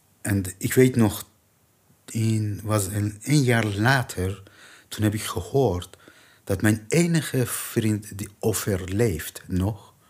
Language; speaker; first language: Dutch; non-native, learner; Persian